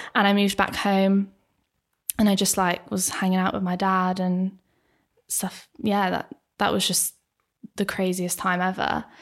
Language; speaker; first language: English; native; English